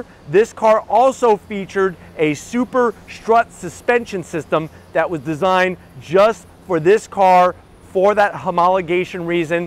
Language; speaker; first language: English; native; English